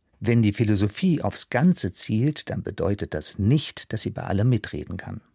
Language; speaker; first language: German; native; German